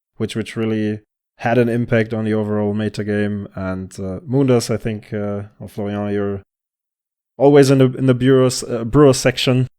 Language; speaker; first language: English; non-native, fluent; German